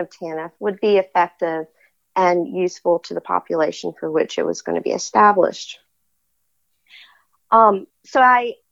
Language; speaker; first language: English; native; English